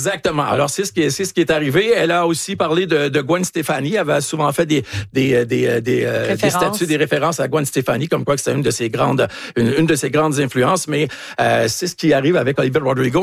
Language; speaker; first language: French; native; French